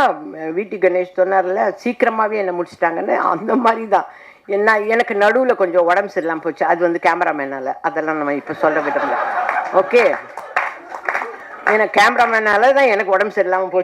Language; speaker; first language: Tamil; native; Tamil